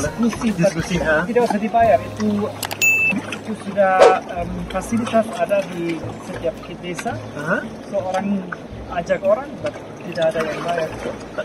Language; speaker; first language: Indonesian; non-native, learner; German